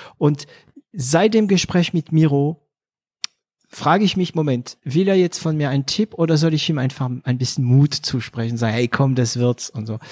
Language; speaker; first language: German; non-native, fluent; French